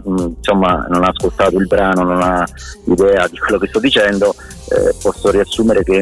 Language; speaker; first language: Italian; native; Italian